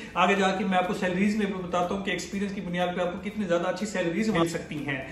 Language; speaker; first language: Urdu; non-native, local second language; Punjabi